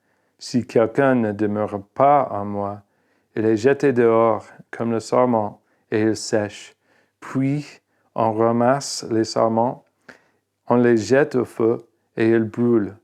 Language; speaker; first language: French; non-native, fluent; English